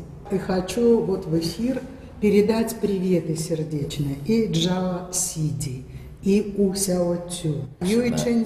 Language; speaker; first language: Russian; native; Russian